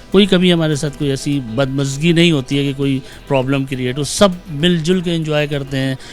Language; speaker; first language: Hindi; native; Hindi